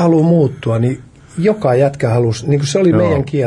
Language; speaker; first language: Finnish; native; Finnish